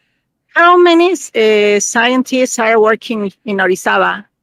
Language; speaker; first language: English; non-native, learner; Spanish